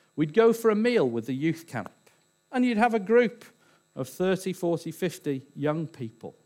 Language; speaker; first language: English; native; English